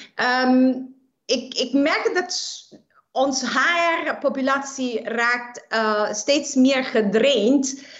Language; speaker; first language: Dutch; non-native, fluent; Italian